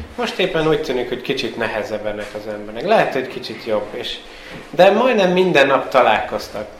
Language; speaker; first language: Hungarian; early bilingual, heritage; Hungarian